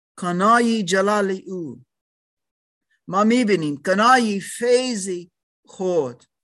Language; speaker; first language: Persian; non-native, learner; German